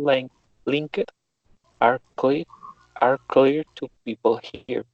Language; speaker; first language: English; non-native, learner; Spanish